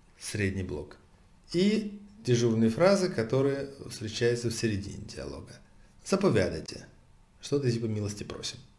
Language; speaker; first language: Russian; native; Russian